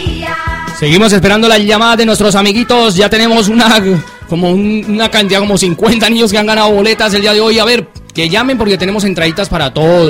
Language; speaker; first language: Spanish; native; Spanish